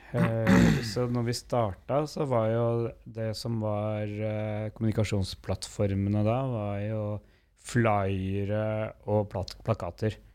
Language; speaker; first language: Norwegian; native; Norwegian